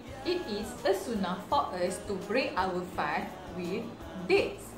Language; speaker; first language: English; non-native, local second language; Malay